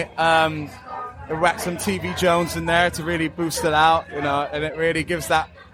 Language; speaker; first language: English; native; English